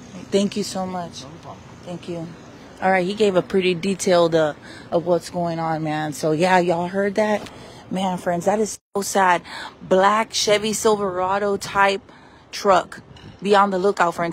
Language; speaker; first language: English; early bilingual, other home language; Spanish